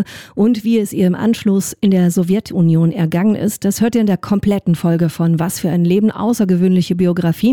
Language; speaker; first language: German; native; German